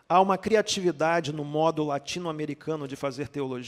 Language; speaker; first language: Portuguese; native; Portuguese